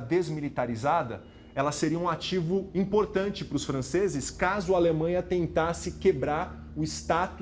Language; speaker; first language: Portuguese; native; Portuguese